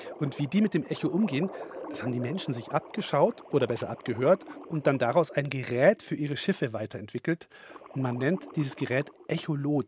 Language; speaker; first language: German; native; German